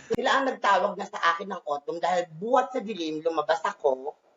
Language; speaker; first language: Filipino; native; Filipino